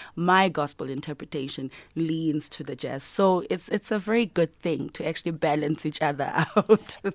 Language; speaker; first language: English; non-native, local second language; Zulu